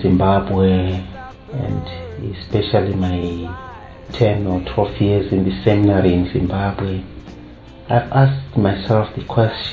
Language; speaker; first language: English; non-native, local second language; Shona